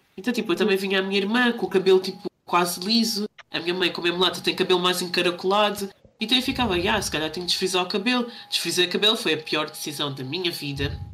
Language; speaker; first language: Portuguese; native; Portuguese